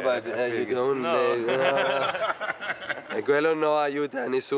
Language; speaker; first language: Italian; non-native, fluent; German